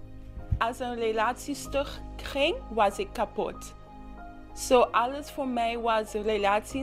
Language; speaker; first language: Dutch; non-native, local second language; English